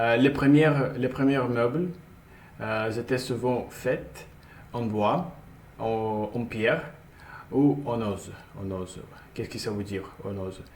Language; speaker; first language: French; non-native, learner; Russian